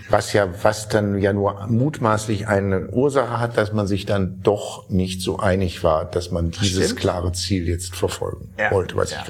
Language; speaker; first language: German; native; German